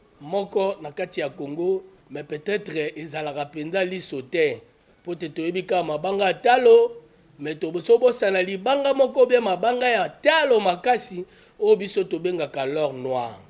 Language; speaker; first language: Lingala; native; Lingala